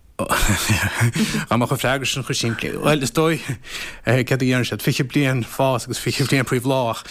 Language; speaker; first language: Irish; native; Irish